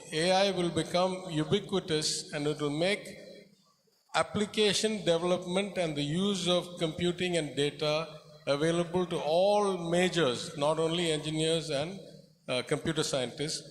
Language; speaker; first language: English; non-native, local second language; Tamil